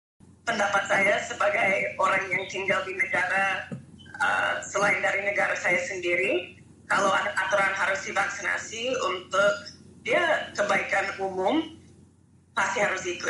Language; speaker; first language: Indonesian; non-native, fluent; English